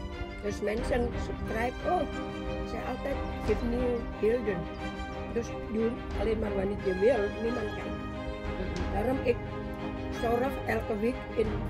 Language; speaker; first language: Dutch; non-native, learner; Indonesian